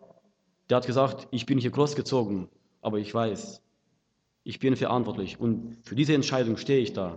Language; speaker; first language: German; non-native, fluent; Russian